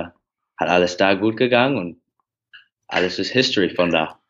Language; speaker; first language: German; early bilingual, heritage; English